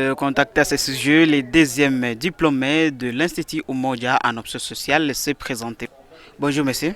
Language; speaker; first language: French; non-native, local second language; Swahili